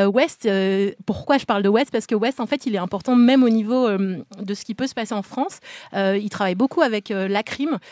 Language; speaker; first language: French; native; French